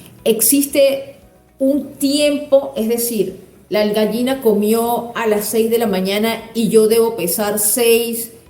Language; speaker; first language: Spanish; native; Spanish